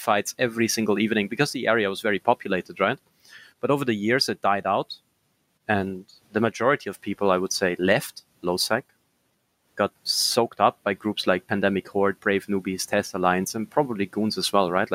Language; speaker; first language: English; non-native, fluent; German